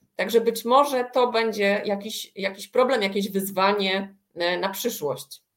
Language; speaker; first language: Polish; native; Polish